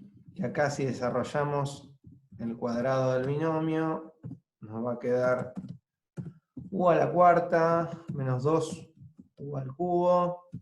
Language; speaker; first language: Spanish; native; Spanish